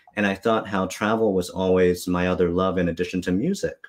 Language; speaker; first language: English; native; English